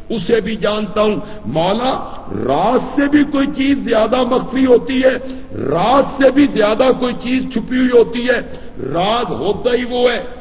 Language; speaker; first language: Urdu; non-native, local second language; Punjabi